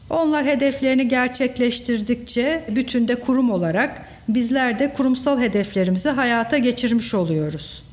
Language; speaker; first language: Turkish; native; Turkish